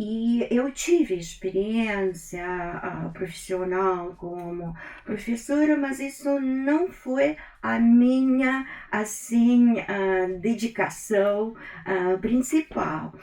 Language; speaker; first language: Portuguese; non-native, fluent; Russian